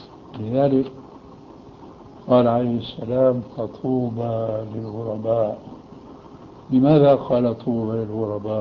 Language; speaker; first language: Arabic; early bilingual, other home language; Albanian